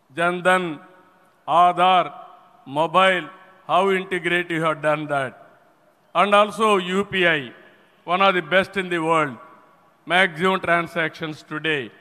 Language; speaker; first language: English; non-native, local second language; Telugu